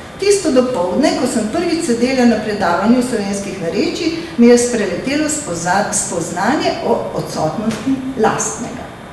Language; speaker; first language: Slovenian; native; Slovenian